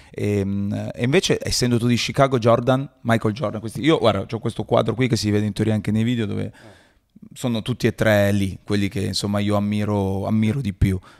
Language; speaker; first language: Italian; native; Italian